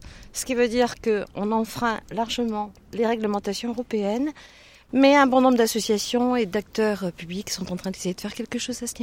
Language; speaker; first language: French; native; French